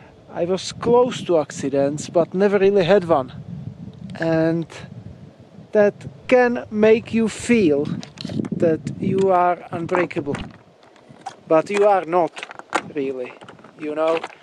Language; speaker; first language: English; non-native, fluent; Czech